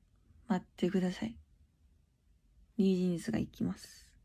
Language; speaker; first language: Japanese; non-native, learner; Korean